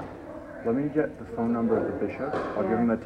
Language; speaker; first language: English; native; English